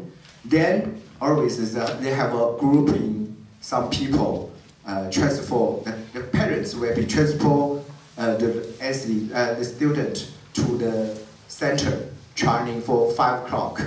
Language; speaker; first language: English; non-native, learner; Chinese